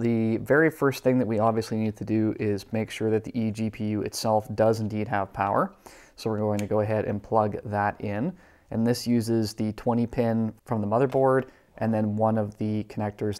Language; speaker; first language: English; native; English